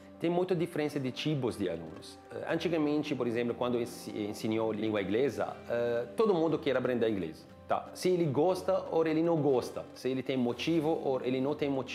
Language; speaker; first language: Portuguese; non-native, learner; Arabic